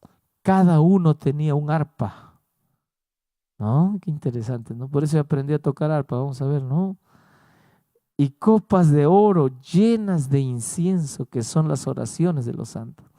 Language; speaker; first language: Spanish; native; Spanish